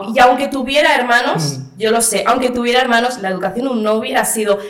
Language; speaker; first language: Spanish; early bilingual, other home language; Arabic